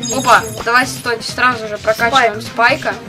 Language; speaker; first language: Russian; native; Russian